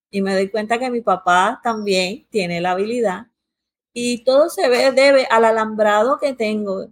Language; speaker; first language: Spanish; early bilingual, heritage; Spanish